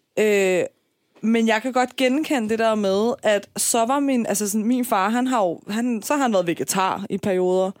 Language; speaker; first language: Danish; early bilingual, other home language; Persian